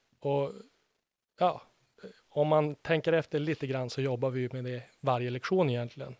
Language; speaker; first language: Swedish; native; Swedish